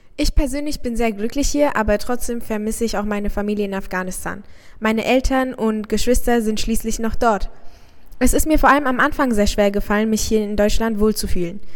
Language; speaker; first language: German; non-native, fluent; Persian